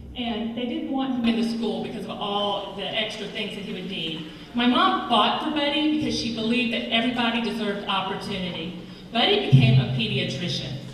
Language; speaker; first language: English; native; English